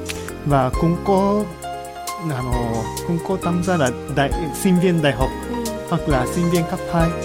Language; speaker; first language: Vietnamese; non-native, learner; Japanese